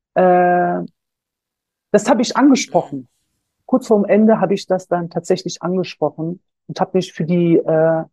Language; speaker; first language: German; native; German